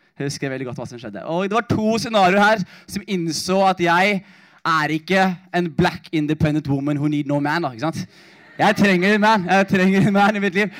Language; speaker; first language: Norwegian; early bilingual, other home language; Somali